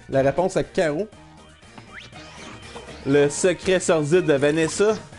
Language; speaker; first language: French; native; French